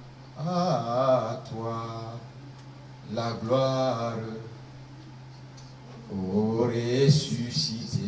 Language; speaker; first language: French; native; French